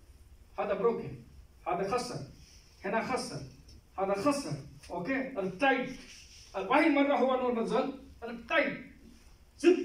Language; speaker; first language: Arabic; non-native, learner; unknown